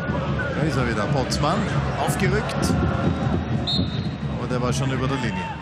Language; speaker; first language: German; native; German